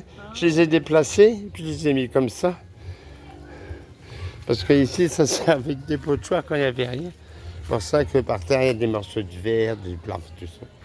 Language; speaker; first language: French; native; French